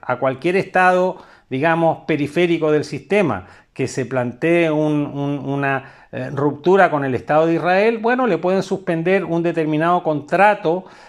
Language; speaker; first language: Spanish; native; Spanish